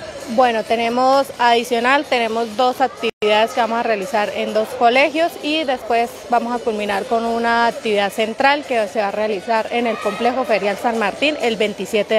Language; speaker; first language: Spanish; native; Spanish